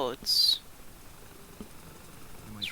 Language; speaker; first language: English; native; English